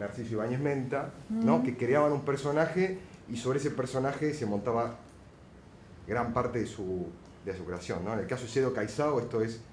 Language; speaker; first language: Spanish; native; Spanish